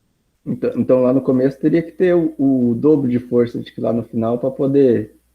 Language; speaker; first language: Portuguese; native; Portuguese